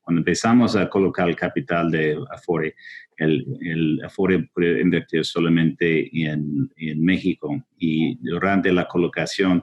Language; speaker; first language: Spanish; non-native, fluent; English